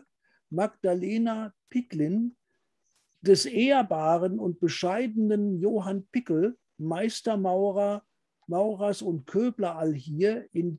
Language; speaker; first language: German; native; German